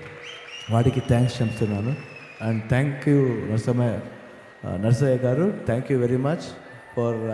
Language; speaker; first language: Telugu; non-native, learner; Kannada